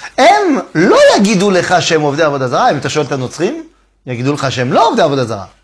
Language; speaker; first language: Hebrew; non-native, fluent; French